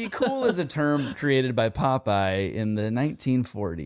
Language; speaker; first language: English; native; English